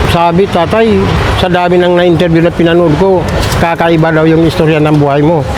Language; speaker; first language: Filipino; native; Filipino